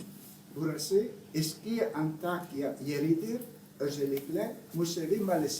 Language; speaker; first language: Turkish; non-native, learner; Italian